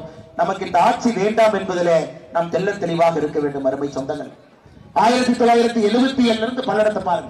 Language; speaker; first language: Tamil; native; Tamil